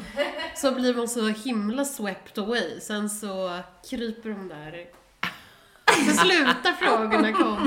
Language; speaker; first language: Swedish; native; Swedish